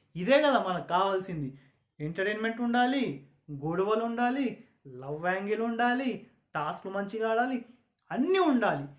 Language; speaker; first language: Telugu; non-native, local second language; Urdu